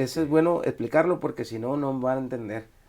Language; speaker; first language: Spanish; native; Spanish